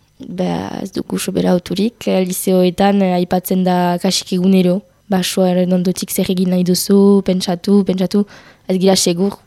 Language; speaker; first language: Basque; non-native, local second language; French